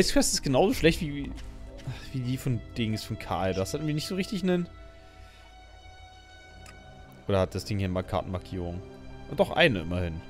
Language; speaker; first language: German; native; German